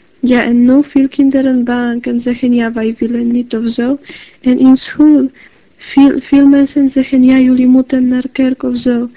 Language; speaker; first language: Dutch; non-native, learner; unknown